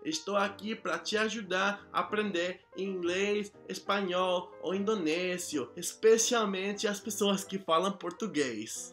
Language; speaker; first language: Portuguese; non-native, learner; English